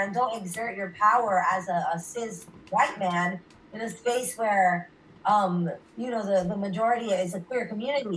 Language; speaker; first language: English; native; English